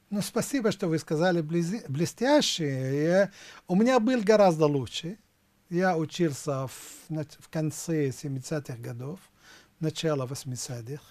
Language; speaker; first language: Russian; non-native, fluent; Arabic